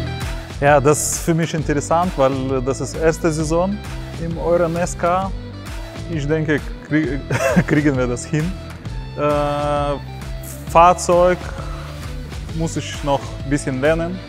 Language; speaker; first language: German; non-native, learner; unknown